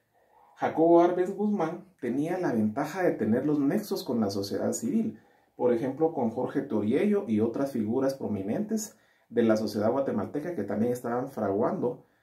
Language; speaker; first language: Spanish; native; Spanish